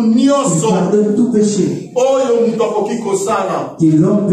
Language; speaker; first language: French; non-native, local second language; Lingala